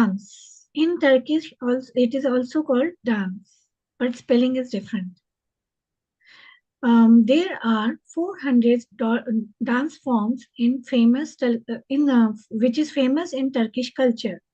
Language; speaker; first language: English; non-native, local second language; Hindi